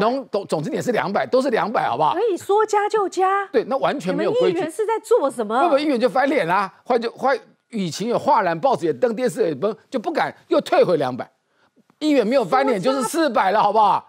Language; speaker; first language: Chinese; native; Chinese